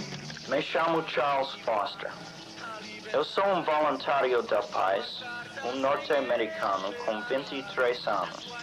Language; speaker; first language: Portuguese; non-native, fluent; English